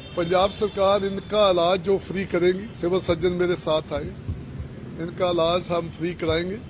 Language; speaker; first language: Hindi; non-native, local second language; Punjabi